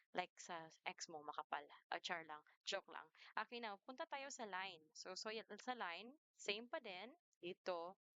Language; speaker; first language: Filipino; non-native, local second language; Cebuano